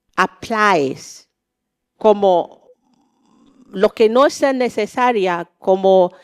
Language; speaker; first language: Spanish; non-native, learner; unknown